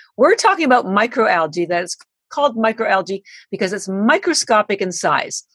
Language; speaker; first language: English; native; English